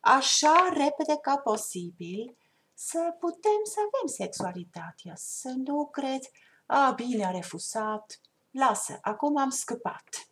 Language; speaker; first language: Romanian; non-native, fluent; German